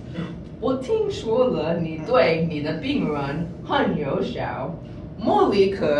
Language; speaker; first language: Chinese; non-native, learner; English